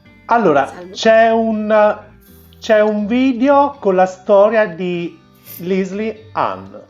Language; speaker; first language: Italian; native; Italian